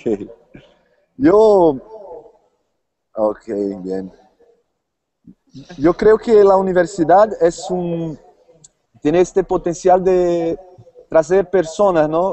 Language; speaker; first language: Spanish; non-native, fluent; Portuguese